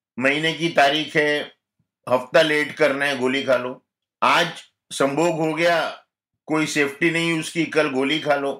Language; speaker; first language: Hindi; non-native, local second language; Gujarati